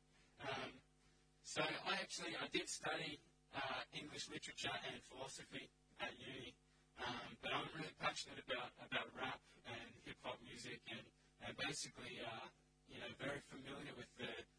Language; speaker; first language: English; native; English